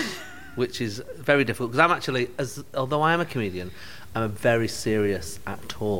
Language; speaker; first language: English; native; English